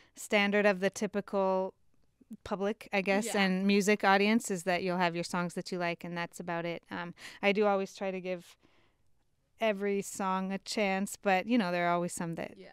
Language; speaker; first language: English; native; English